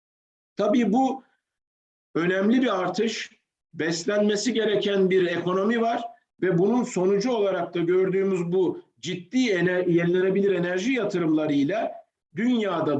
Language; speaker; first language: Turkish; native; Turkish